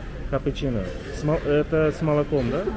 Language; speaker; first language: Russian; non-native, local second language; Uzbek